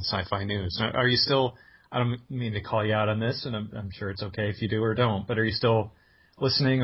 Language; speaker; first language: English; native; English